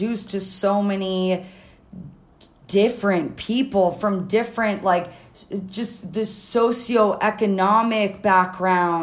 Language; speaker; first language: English; native; English